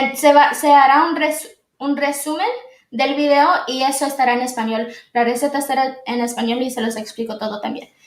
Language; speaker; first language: Spanish; early bilingual, other home language; English